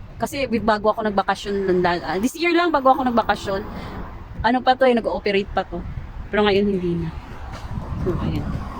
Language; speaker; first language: Filipino; native; Filipino